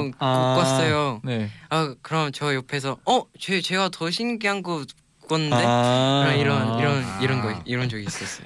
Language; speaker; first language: Korean; non-native, learner; Chinese